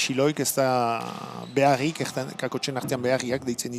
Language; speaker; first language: Basque; native; Basque